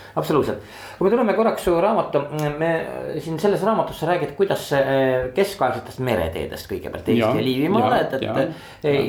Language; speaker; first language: Estonian; native; Estonian